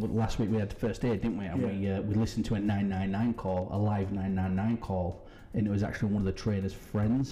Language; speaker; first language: English; native; English